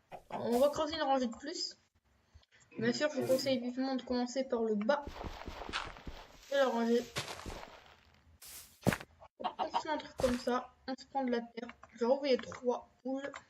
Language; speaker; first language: French; native; French